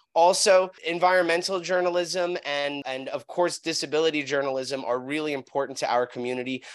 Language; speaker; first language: English; native; English